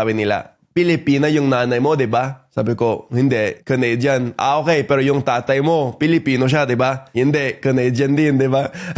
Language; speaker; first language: Filipino; non-native, fluent; English